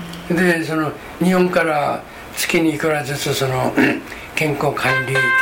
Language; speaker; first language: Japanese; non-native, local second language; Korean